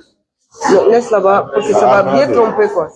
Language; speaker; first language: French; non-native, fluent; Russian